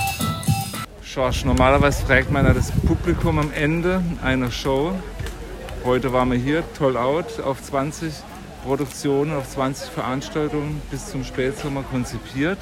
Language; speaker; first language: German; native; German